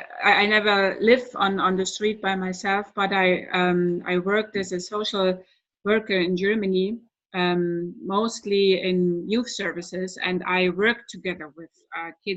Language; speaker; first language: English; non-native, fluent; German